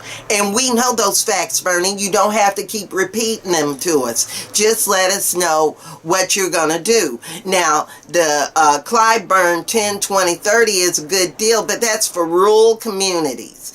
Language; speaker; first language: English; native; English